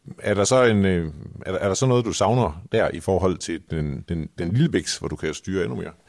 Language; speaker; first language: Danish; native; Danish